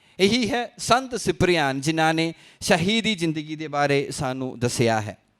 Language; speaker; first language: Punjabi; non-native, fluent; Malayalam